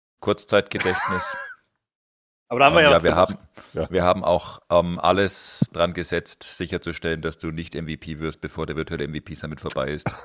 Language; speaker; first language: German; native; German